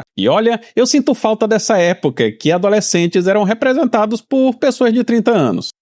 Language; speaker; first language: Portuguese; native; Portuguese